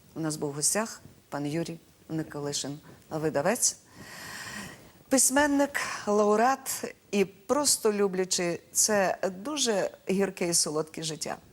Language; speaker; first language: Ukrainian; native; Ukrainian